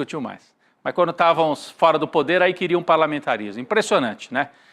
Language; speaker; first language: Portuguese; native; Portuguese